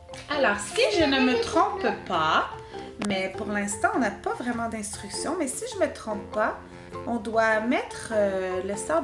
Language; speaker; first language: French; native; French